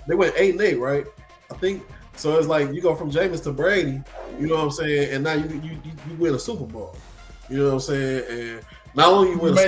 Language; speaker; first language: English; native; English